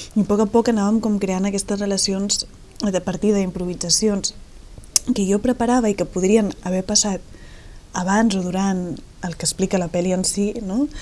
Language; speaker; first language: Catalan; native; Catalan